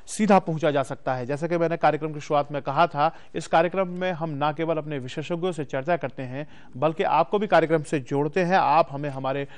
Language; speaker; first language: Hindi; native; Hindi